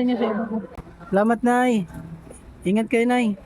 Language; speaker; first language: Filipino; non-native, local second language; Cebuano